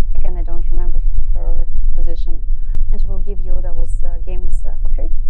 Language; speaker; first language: English; non-native, fluent; Russian